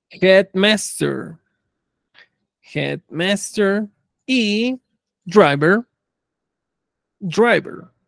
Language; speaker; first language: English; non-native, fluent; Spanish